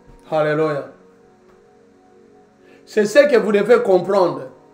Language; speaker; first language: French; non-native, local second language; Lingala